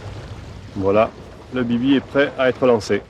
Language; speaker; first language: French; native; French